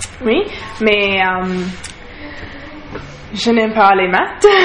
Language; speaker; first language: French; non-native, learner; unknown